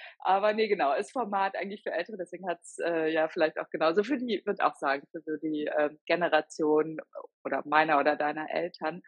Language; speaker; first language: German; native; German